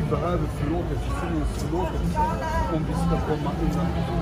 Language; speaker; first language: Swedish; non-native, fluent; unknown